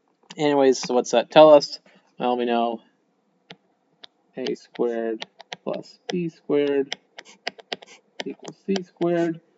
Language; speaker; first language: English; native; English